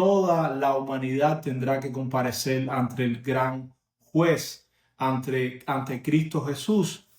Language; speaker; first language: Spanish; native; Spanish